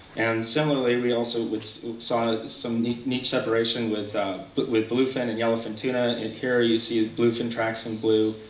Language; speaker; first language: English; native; English